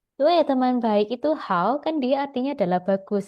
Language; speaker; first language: Indonesian; native; Indonesian